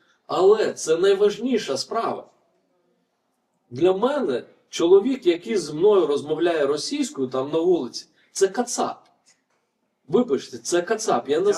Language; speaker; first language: Ukrainian; non-native, fluent; Lithuanian